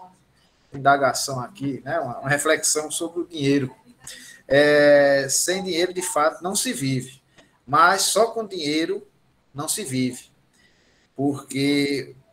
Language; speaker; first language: Portuguese; native; Portuguese